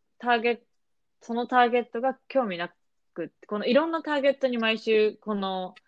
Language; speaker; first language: Japanese; native; Japanese